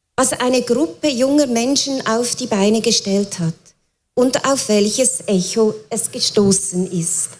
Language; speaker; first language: German; native; German